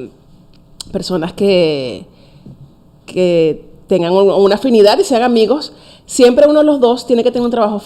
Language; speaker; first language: Spanish; native; Spanish